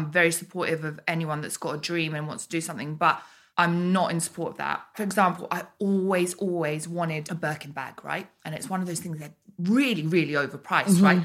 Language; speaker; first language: English; early bilingual, other home language; Bulgarian